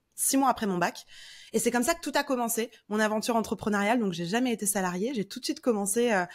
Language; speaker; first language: French; native; French